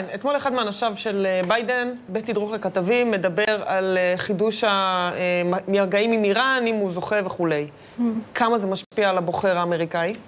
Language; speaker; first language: Hebrew; native; Hebrew